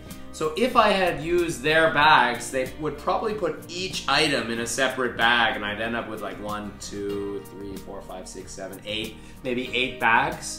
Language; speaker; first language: English; native; English